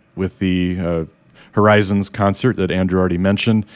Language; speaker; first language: English; native; English